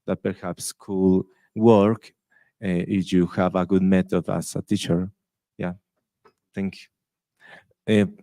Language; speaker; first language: English; non-native, fluent; Spanish